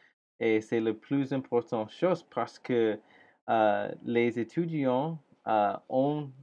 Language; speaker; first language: French; non-native, learner; English